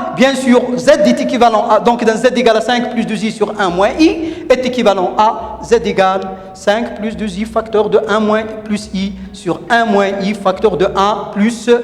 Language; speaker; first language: French; non-native, local second language; Arabic